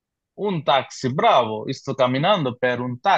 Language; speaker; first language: Italian; non-native, fluent; Bangla